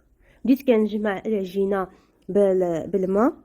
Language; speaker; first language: Arabic; native; Arabic